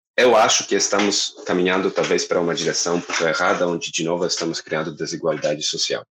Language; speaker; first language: Portuguese; non-native, fluent; Polish